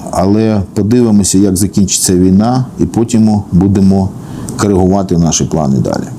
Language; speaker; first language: Ukrainian; non-native, local second language; Russian